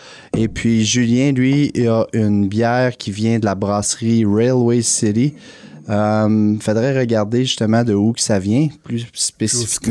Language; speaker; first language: French; native; French